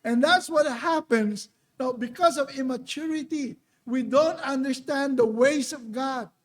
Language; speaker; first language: English; non-native, local second language; Filipino